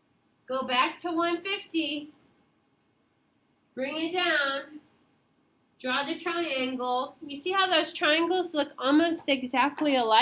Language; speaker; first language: English; native; English